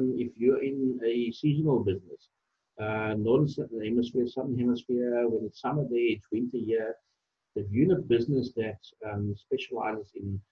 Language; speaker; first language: English; non-native, local second language; Afrikaans